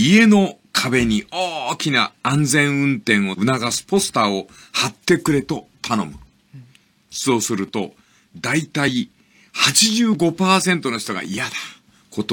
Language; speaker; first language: Japanese; native; Japanese